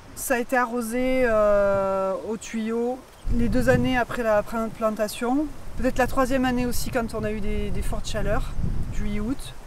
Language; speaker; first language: French; native; French